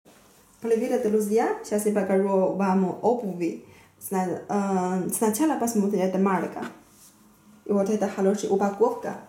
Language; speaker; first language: Russian; non-native, learner; Chinese